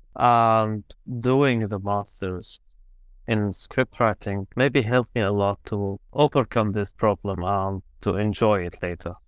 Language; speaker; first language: English; non-native, fluent; Arabic